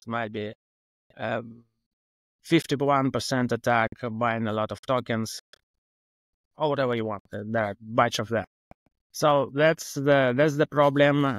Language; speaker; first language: English; non-native, fluent; Russian